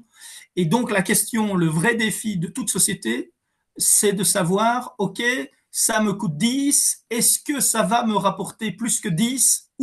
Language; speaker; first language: French; native; French